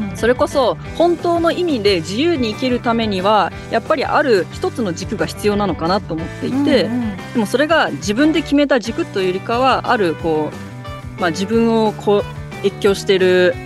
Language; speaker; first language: Japanese; native; Japanese